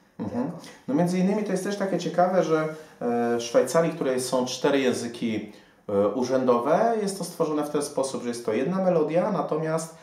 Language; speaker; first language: Polish; native; Polish